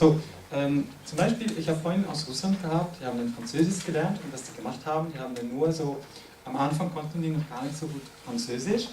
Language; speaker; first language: German; non-native, fluent; French